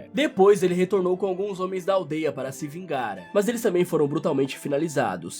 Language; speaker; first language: Portuguese; native; Portuguese